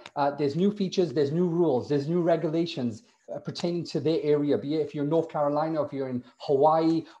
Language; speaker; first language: English; native; English